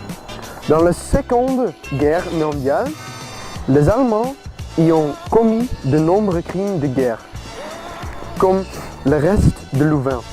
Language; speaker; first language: French; non-native, learner; Dutch